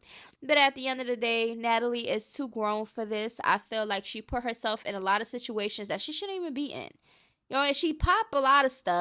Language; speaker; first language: English; native; English